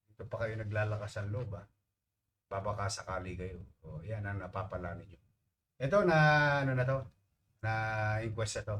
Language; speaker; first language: Filipino; native; Filipino